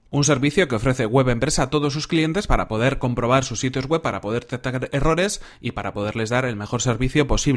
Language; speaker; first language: Spanish; native; Spanish